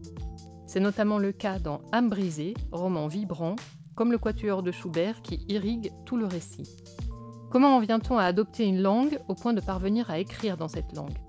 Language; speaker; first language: French; native; French